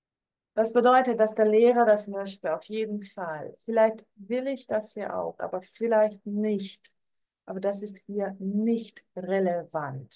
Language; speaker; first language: German; non-native, fluent; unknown